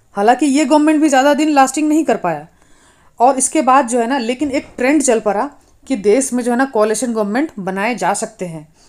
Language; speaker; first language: Hindi; non-native, local second language; Nepali